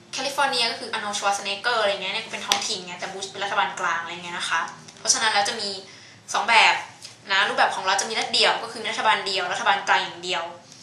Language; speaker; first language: Thai; native; Thai